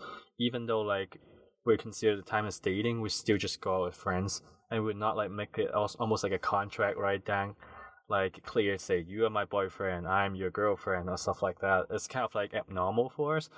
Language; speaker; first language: English; non-native, local second language; Cantonese